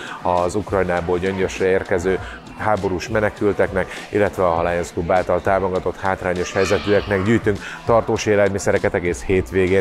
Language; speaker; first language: Hungarian; native; Hungarian